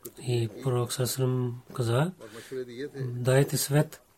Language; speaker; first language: Bulgarian; non-native, learner; Urdu